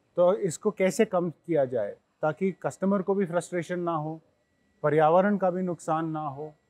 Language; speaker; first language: Hindi; native; Hindi